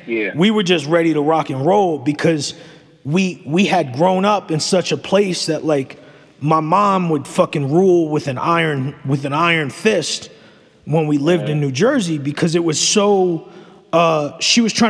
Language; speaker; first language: English; native; English